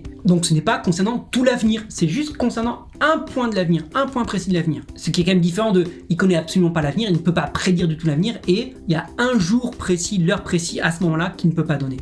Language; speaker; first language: French; native; French